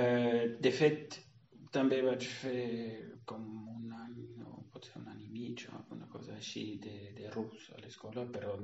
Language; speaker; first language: Catalan; non-native, fluent; German